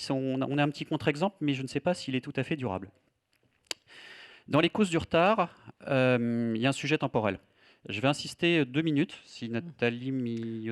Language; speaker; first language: French; native; French